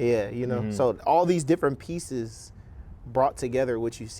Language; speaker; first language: English; native; English